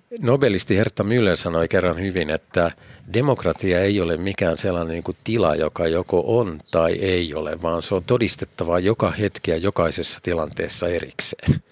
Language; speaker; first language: Finnish; native; Finnish